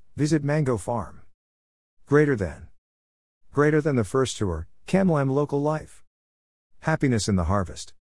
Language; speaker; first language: English; non-native, fluent; Vietnamese